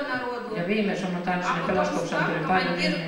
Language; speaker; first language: Finnish; non-native, fluent; Russian